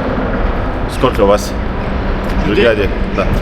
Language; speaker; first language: Russian; non-native, learner; Lithuanian